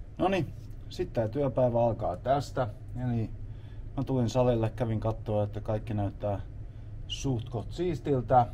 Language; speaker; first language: Finnish; native; Finnish